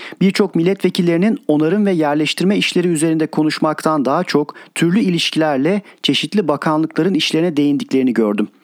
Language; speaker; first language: Turkish; native; Turkish